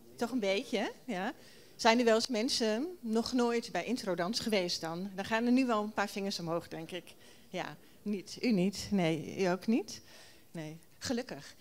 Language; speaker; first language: Dutch; native; Dutch